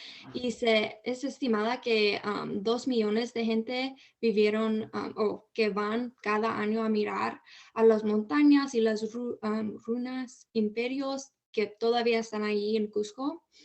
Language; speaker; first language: Spanish; early bilingual, heritage; Spanish